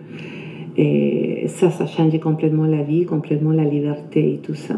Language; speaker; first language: French; non-native, fluent; Spanish